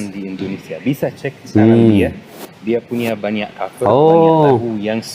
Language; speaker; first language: Indonesian; non-native, fluent; Arabic